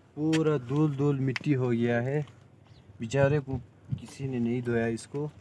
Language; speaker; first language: Hindi; native; Hindi